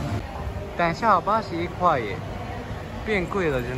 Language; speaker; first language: Chinese; non-native, fluent; Japanese